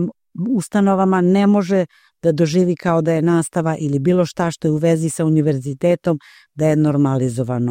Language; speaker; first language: Croatian; native; Croatian